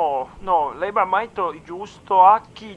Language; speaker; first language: Finnish; non-native, learner; Serbian